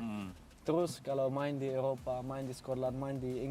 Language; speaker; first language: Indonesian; non-native, fluent; Dutch